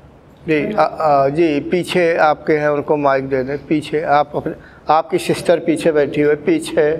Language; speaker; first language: Hindi; native; Hindi